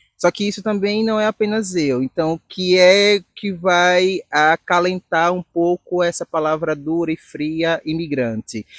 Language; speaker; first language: Portuguese; native; Portuguese